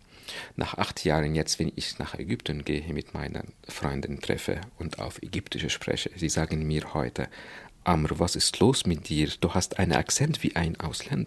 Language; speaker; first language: German; non-native, fluent; Arabic